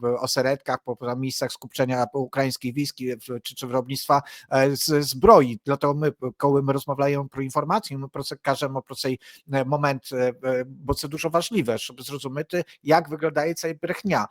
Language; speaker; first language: Polish; non-native, learner; Ukrainian